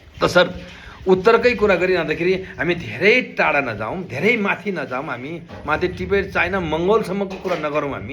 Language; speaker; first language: Nepali; non-native, local second language; Gurung